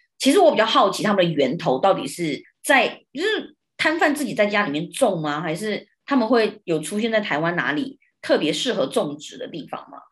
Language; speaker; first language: Chinese; early bilingual, heritage; Chinese